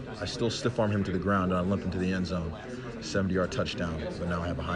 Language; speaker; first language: English; native; English